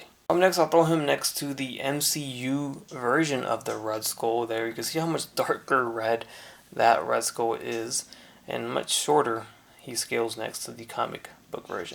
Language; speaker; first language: English; native; English